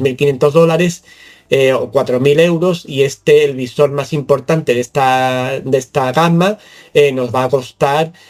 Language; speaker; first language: Spanish; native; Spanish